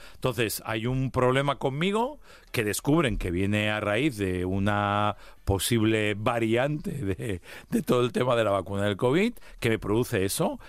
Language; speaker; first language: Spanish; early bilingual, heritage; Spanish